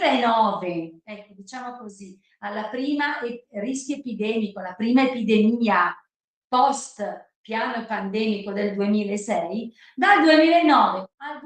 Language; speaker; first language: Italian; native; Italian